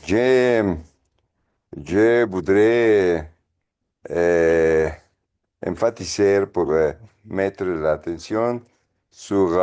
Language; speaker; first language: French; non-native, fluent; Spanish